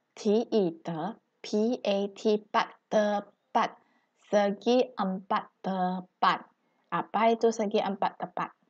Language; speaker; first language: Malay; non-native, local second language; Chinese